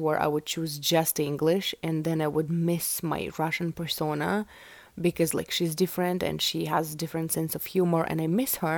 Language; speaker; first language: English; non-native, fluent; Russian